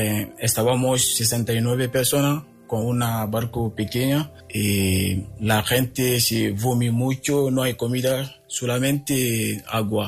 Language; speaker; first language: Spanish; non-native, fluent; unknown